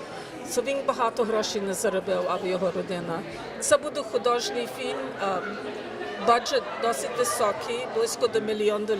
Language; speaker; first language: Ukrainian; early bilingual, heritage; Ukrainian